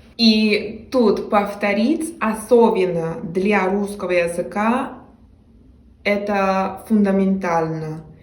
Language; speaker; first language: Russian; non-native, fluent; Spanish